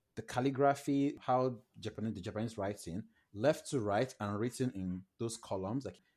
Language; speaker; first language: English; non-native, local second language; Yoruba